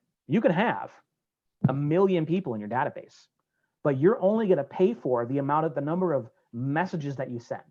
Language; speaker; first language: English; native; English